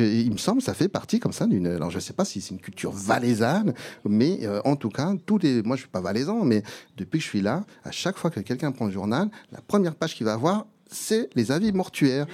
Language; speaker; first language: French; native; French